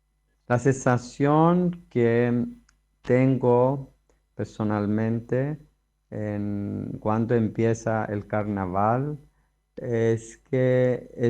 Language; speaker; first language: Spanish; non-native, fluent; Greek